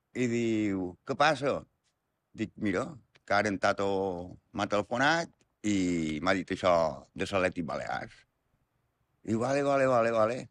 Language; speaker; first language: Catalan; native; Catalan